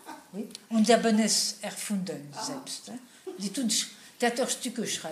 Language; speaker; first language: German; non-native, learner; French